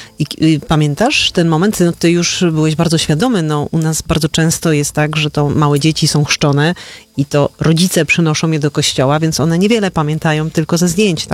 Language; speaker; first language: Polish; native; Polish